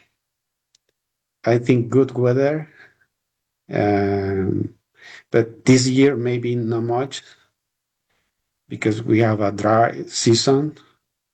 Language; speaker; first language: English; non-native, learner; Spanish